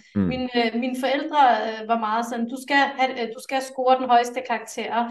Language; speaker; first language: Danish; early bilingual, other home language; English